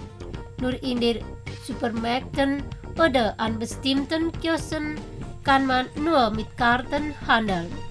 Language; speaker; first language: German; non-native, fluent; Indonesian